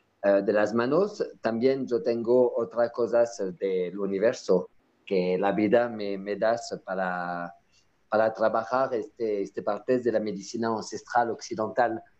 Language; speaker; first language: Spanish; non-native, learner; French